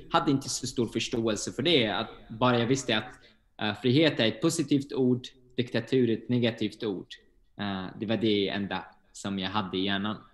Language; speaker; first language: Swedish; non-native, fluent; Arabic